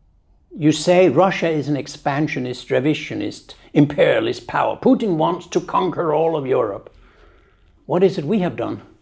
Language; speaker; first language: English; non-native, fluent; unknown